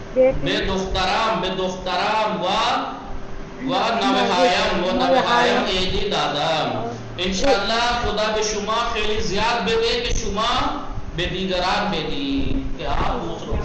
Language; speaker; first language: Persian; non-native, fluent; Urdu